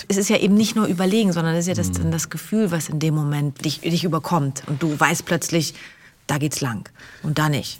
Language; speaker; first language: German; native; German